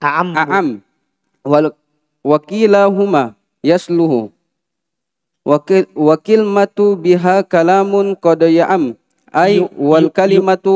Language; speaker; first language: Arabic; non-native, learner; Indonesian